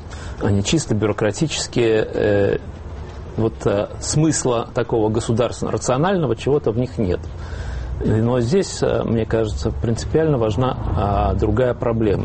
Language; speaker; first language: Russian; native; Russian